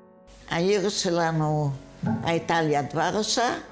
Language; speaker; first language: Hebrew; non-native, fluent; Yiddish